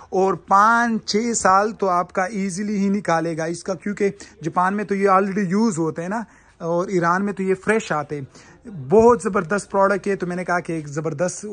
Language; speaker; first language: Urdu; non-native, local second language; Pashto